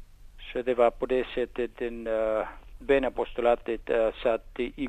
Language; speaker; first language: Swedish; non-native, fluent; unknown